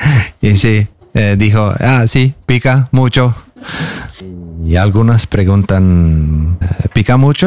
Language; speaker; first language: Spanish; non-native, learner; Norwegian